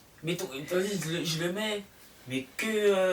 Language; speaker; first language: French; native; French